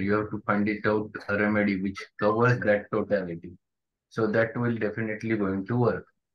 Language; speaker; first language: English; non-native, local second language; Marathi